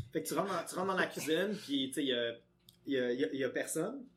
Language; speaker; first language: French; native; French